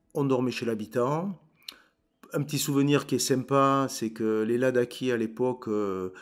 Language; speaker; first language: French; native; French